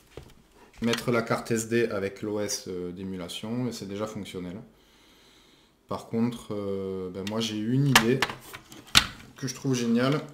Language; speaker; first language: French; native; French